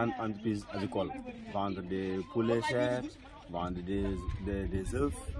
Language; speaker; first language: French; non-native, local second language; Wolof